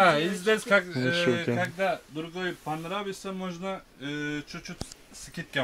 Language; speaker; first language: Russian; non-native, learner; Turkish